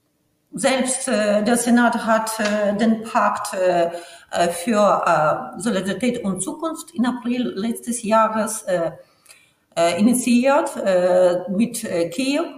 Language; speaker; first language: German; non-native, fluent; Ukrainian